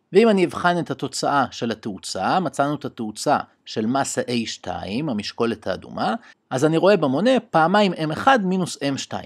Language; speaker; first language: Hebrew; native; Hebrew